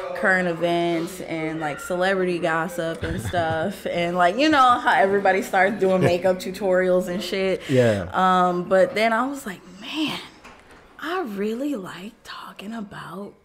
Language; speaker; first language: English; native; English